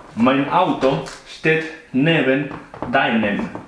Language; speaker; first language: German; non-native, fluent; Spanish